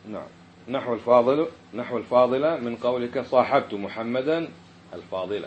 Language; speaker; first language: Arabic; native; Arabic